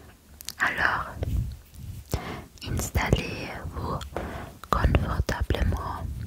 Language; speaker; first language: French; non-native, learner; German